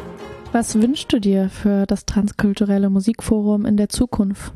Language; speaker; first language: German; native; German